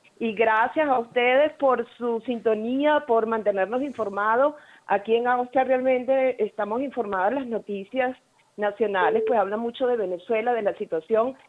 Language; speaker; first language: Spanish; native; Spanish